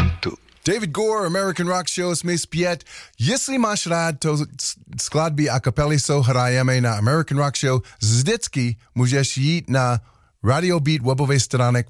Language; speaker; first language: Czech; non-native, learner; English